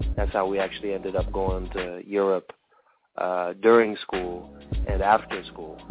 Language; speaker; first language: English; early bilingual, other home language; French